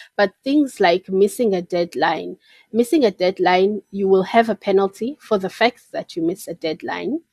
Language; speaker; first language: English; non-native, local second language; Xhosa